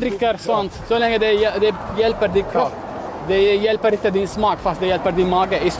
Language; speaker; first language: Swedish; non-native, learner; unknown